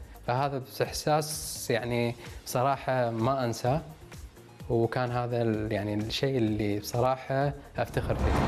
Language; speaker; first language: Arabic; native; Arabic